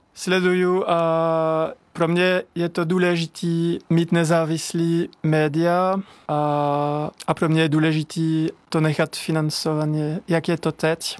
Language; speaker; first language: Czech; non-native, fluent; French